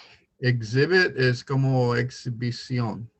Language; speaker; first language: Spanish; non-native, learner; English